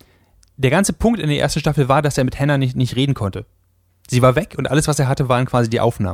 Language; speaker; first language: German; native; German